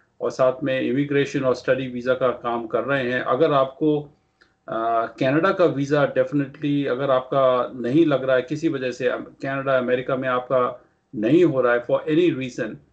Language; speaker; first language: Hindi; non-native, local second language; Punjabi